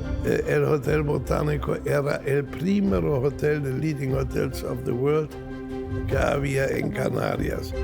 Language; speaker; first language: Spanish; non-native, fluent; German